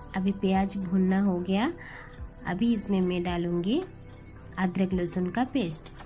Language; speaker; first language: Hindi; non-native, local second language; Bangla